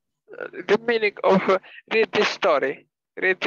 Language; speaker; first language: English; non-native, learner; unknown